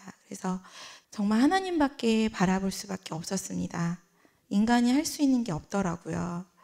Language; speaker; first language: Korean; native; Korean